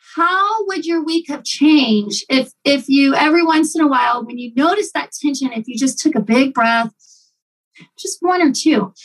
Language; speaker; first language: English; native; English